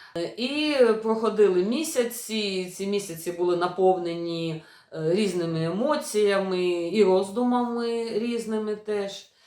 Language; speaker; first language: Ukrainian; non-native, local second language; Russian